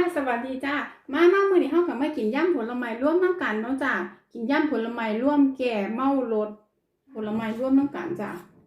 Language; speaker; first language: Thai; native; Thai